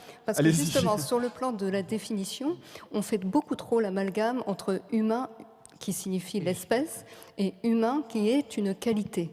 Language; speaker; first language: French; native; French